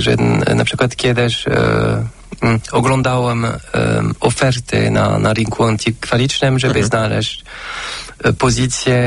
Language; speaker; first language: Polish; non-native, fluent; French